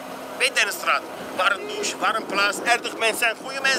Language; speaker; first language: Dutch; non-native, learner; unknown